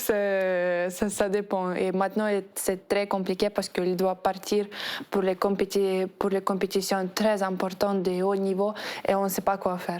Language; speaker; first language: French; non-native, fluent; Ukrainian